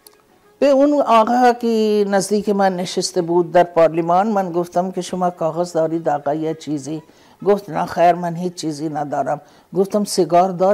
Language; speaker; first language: Persian; non-native, fluent; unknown